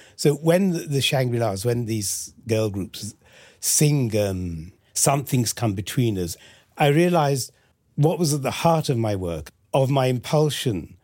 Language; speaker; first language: English; early bilingual, other home language; French